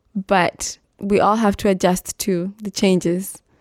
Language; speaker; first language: English; non-native, local second language; Meru